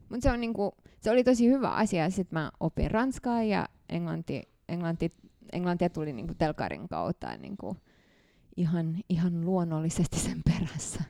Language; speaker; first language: Finnish; non-native, fluent; Romanian